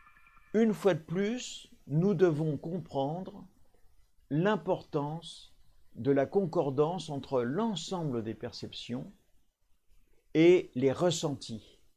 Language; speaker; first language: French; native; French